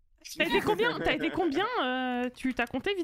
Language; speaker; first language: French; native; French